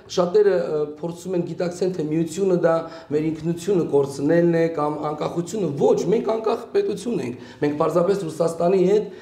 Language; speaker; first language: Armenian; native; Armenian